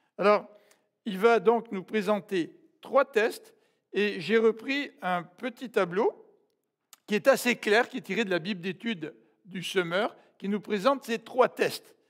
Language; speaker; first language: French; native; French